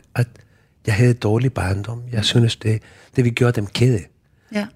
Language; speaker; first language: Danish; non-native, fluent; Spanish